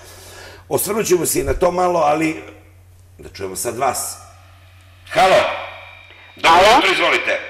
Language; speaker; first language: Serbian; native; Serbian